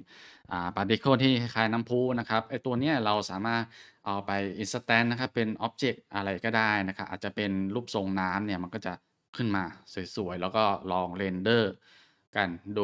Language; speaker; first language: Thai; native; Thai